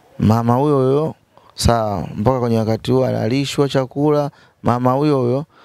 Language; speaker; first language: Swahili; native; Swahili